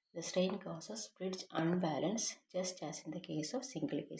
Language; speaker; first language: English; non-native, local second language; Malayalam